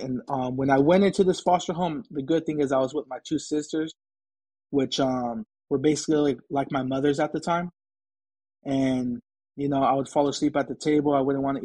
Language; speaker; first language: English; native; English